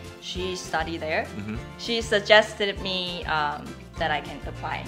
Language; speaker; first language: English; non-native, fluent; Chinese